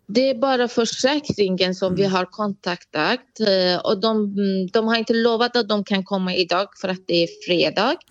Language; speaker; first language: Swedish; non-native, fluent; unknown